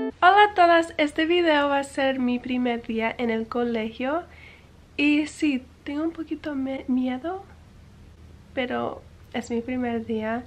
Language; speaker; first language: Spanish; early bilingual, heritage; English